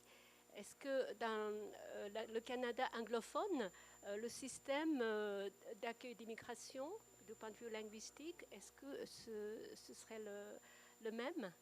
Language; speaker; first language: French; non-native, fluent; Japanese